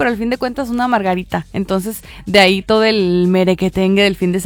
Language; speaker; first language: Spanish; native; Spanish